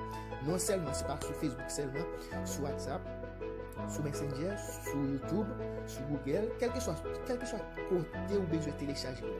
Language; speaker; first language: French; non-native, local second language; Haitian Creole